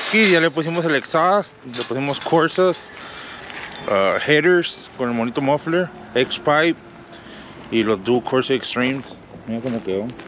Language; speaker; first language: Spanish; early bilingual, heritage; Spanish